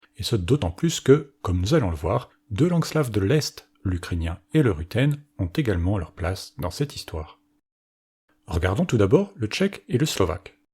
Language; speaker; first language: French; native; French